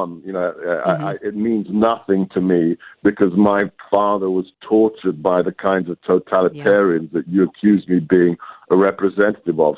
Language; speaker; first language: English; native; English